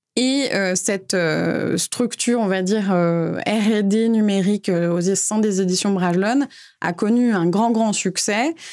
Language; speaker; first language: French; native; French